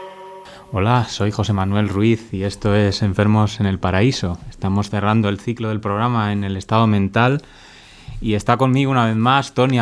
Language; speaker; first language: Spanish; native; Spanish